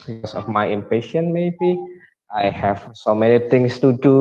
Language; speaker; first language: English; non-native, learner; Indonesian